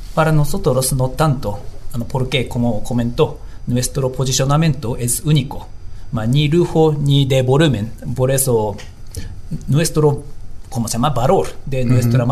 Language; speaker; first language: Spanish; non-native, learner; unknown